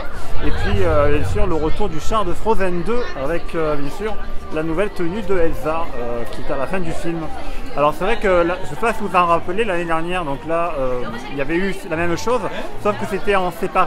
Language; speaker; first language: French; native; French